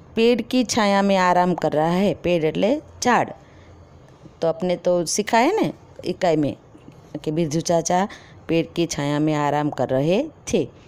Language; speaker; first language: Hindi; non-native, local second language; Gujarati